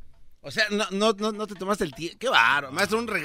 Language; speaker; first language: Spanish; native; Spanish